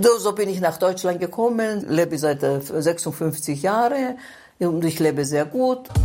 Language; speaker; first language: German; non-native, fluent; Greek